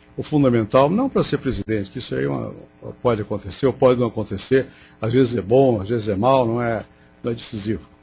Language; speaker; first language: Portuguese; native; Portuguese